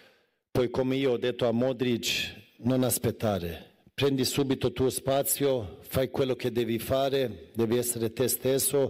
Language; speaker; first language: Italian; non-native, fluent; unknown